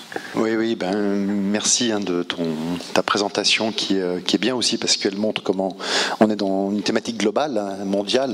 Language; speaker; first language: French; native; French